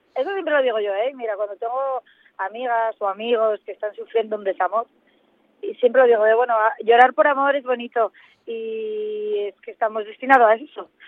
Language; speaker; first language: Spanish; native; Spanish